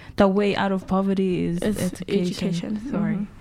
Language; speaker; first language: English; non-native, fluent; Tongan